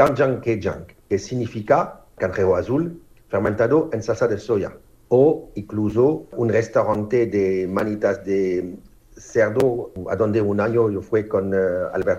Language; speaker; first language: Spanish; non-native, fluent; French